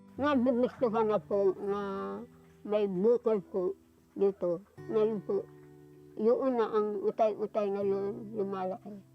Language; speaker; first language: Filipino; native; Filipino